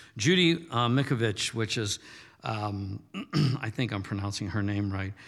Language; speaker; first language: English; early bilingual, other home language; German